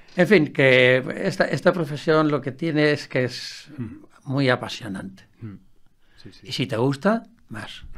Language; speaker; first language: Spanish; native; Spanish